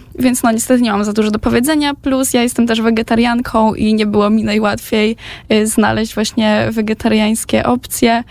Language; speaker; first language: Polish; native; Polish